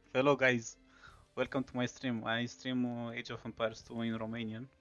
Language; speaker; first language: English; non-native, fluent; Romanian